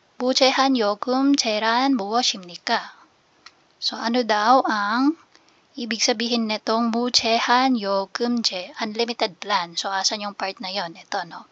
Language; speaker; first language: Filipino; native; Filipino